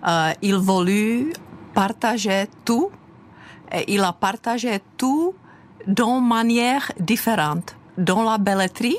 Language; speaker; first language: French; non-native, fluent; Czech